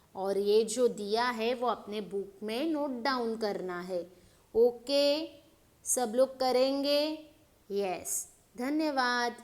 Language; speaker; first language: Hindi; non-native, local second language; Marathi